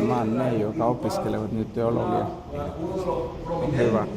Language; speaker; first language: Finnish; non-native, fluent; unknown